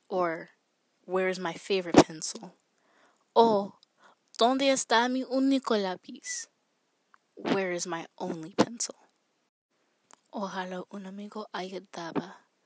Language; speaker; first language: Spanish; non-native, learner; English